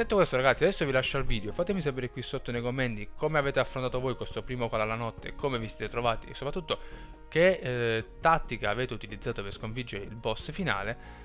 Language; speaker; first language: Italian; native; Italian